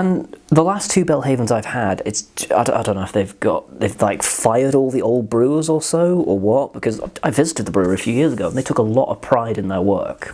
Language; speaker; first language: English; native; English